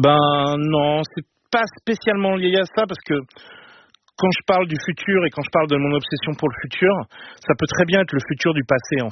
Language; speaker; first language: French; native; French